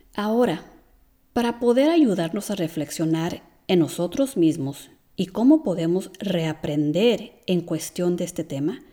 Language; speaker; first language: Spanish; early bilingual, heritage; Spanish